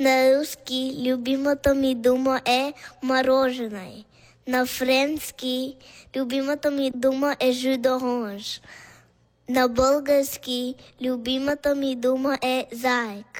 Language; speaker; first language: Bulgarian; early bilingual, heritage; Bulgarian